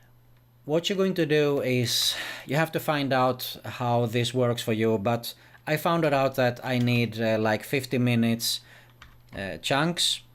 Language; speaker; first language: English; non-native, fluent; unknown